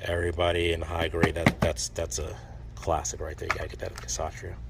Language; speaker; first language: English; native; English